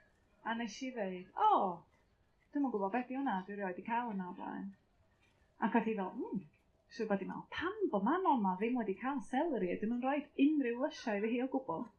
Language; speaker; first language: Welsh; native; Welsh